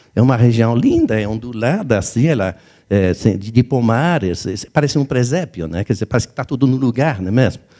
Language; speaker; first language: Portuguese; non-native, fluent; French